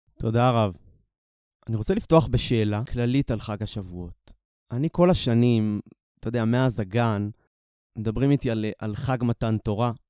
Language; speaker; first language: Hebrew; native; Hebrew